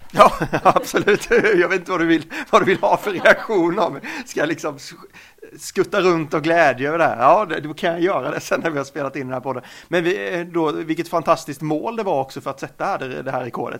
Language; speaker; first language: Swedish; native; Swedish